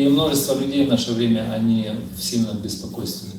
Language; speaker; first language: Russian; native; Russian